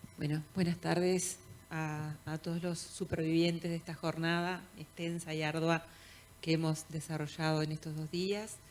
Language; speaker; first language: Spanish; native; Spanish